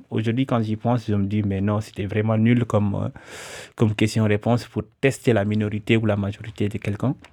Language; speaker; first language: French; non-native, local second language; Wolof